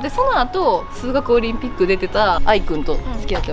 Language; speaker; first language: Japanese; native; Japanese